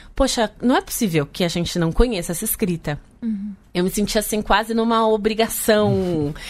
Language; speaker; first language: Portuguese; native; Portuguese